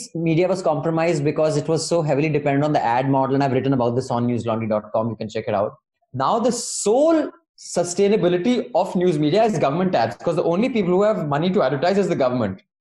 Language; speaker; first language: English; non-native, local second language; Hindi